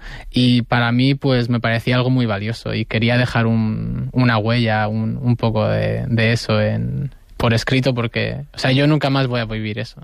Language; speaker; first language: Spanish; native; Spanish